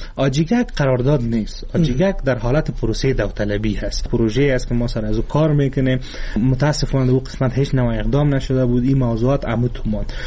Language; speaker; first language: Persian; non-native, local second language; Pashto